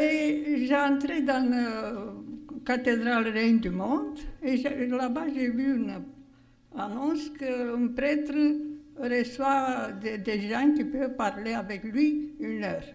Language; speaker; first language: French; non-native, fluent; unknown